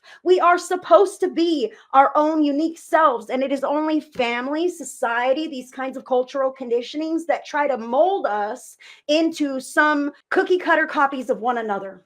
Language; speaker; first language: English; native; English